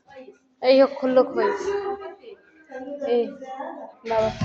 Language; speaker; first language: Arabic; non-native, learner; Bangla